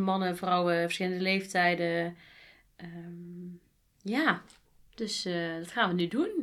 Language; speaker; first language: Dutch; native; Dutch